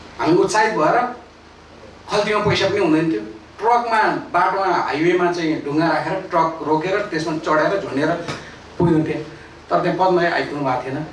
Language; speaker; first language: Nepali; native; Nepali